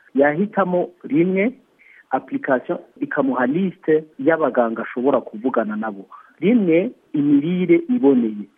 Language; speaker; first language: Kinyarwanda; early bilingual, heritage; Kinyarwanda